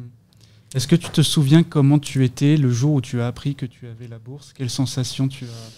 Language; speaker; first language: French; native; French